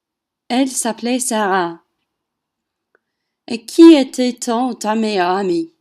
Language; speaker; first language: French; non-native, learner; English